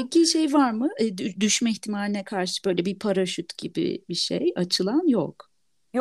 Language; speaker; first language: Turkish; native; Turkish